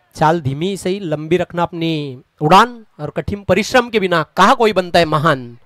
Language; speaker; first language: Hindi; non-native, local second language; Marathi